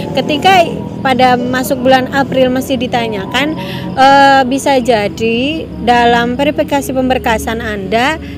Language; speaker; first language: Indonesian; non-native, local second language; Banjar